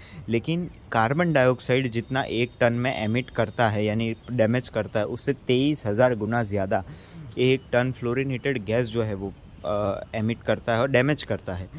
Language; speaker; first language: Hindi; native; Hindi